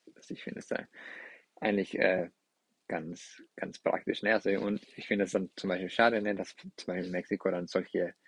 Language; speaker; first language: German; non-native, fluent; Spanish